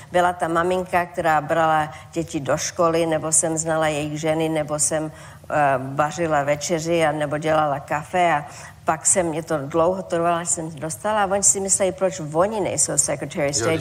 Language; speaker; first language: Czech; early bilingual, heritage; Czech